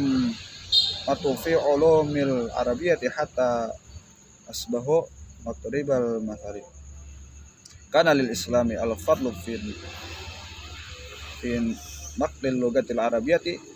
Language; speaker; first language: Arabic; non-native, learner; Indonesian